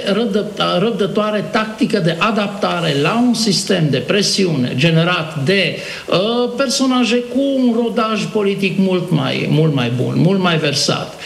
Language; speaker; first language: Romanian; native; Romanian